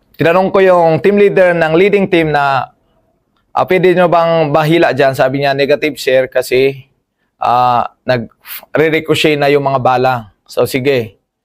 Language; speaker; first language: Filipino; non-native, local second language; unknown